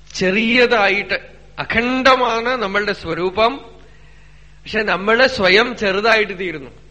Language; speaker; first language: Malayalam; native; Malayalam